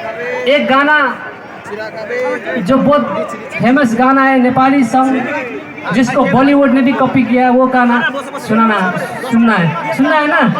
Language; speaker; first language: Hindi; non-native, local second language; Nepali